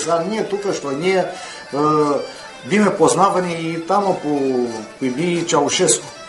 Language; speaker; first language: Bulgarian; early bilingual, heritage; Bulgarian